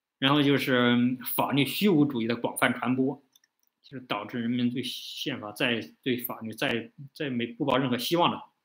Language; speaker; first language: Chinese; native; Chinese